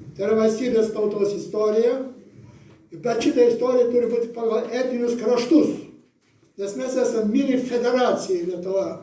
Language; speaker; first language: Lithuanian; native; Lithuanian